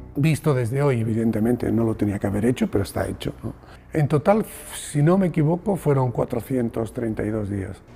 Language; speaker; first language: Spanish; native; Spanish